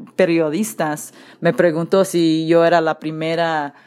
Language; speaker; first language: Spanish; early bilingual, heritage; Spanish